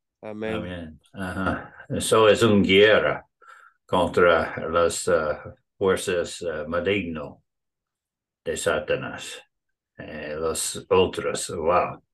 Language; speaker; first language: Spanish; non-native, learner; English